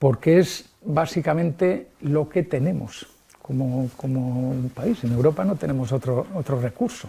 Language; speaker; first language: Spanish; native; Spanish